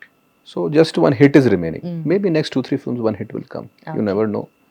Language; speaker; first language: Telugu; non-native, fluent; Hindi